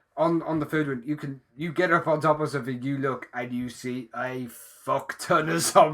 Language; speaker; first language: English; native; English